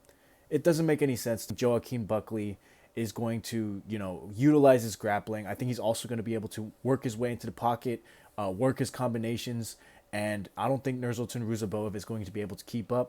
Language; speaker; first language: English; native; English